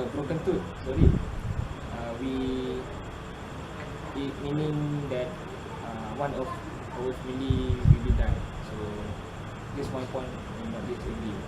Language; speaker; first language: English; non-native, learner; Malay